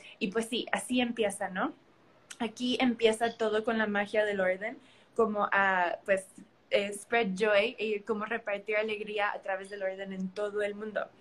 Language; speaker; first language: Spanish; early bilingual, heritage; Spanish